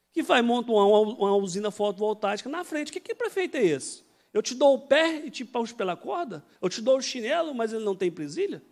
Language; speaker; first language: Portuguese; native; Portuguese